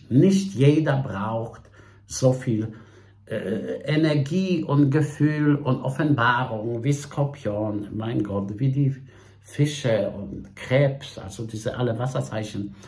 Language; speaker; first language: German; non-native, fluent; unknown